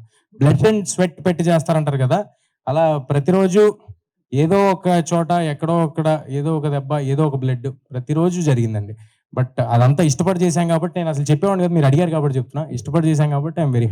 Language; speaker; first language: Telugu; native; Telugu